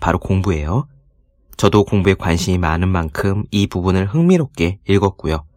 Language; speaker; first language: Korean; native; Korean